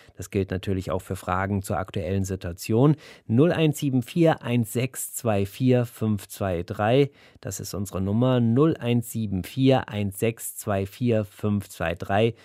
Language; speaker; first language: German; native; German